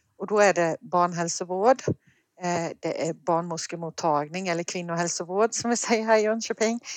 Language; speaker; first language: Swedish; native; Swedish